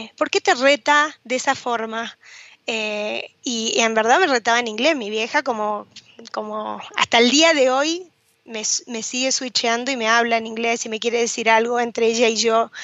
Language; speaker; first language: Spanish; native; Spanish